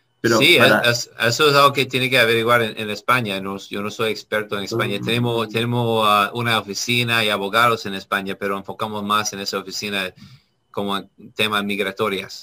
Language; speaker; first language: Spanish; non-native, learner; English